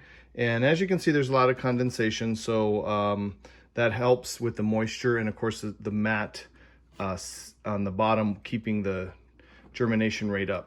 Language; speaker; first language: English; native; English